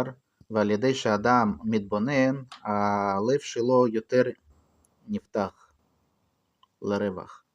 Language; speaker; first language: Hebrew; non-native, fluent; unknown